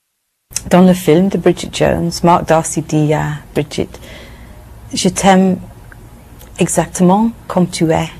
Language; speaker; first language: French; non-native, learner; English